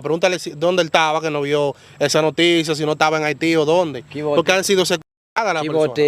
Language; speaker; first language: Spanish; native; Spanish